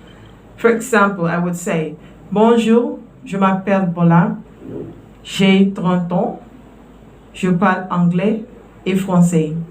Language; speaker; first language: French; non-native, fluent; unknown